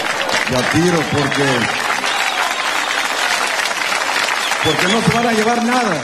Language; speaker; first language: Spanish; native; Spanish